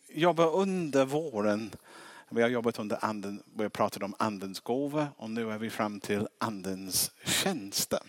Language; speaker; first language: Swedish; non-native, fluent; English